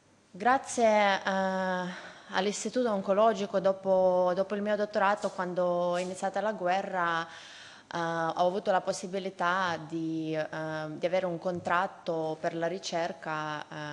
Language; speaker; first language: Italian; non-native, fluent; Ukrainian